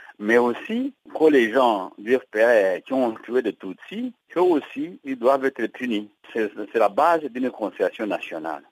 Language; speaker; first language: French; non-native, local second language; Kinyarwanda